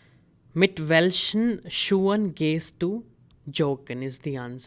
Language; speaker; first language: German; non-native, fluent; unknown